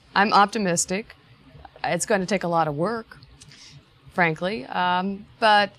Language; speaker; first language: English; native; English